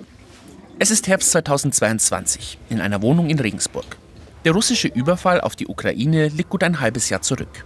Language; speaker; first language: German; native; German